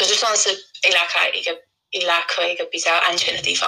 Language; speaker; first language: Chinese; non-native, fluent; English